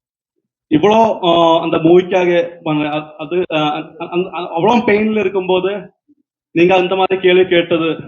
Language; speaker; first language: Tamil; non-native, local second language; Malayalam